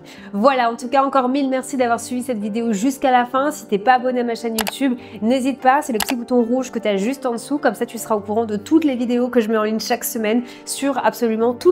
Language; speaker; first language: French; native; French